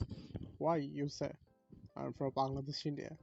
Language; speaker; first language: English; non-native, learner; Bangla